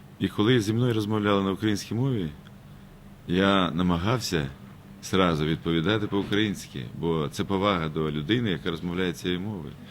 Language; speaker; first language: Ukrainian; non-native, fluent; Crimean Tatar